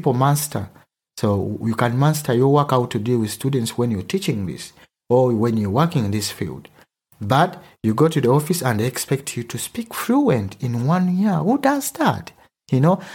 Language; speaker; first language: English; non-native, local second language; Ganda